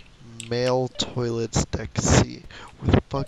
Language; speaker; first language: English; native; English